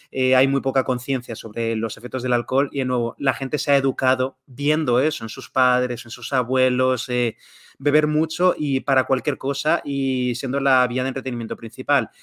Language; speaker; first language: Spanish; native; Spanish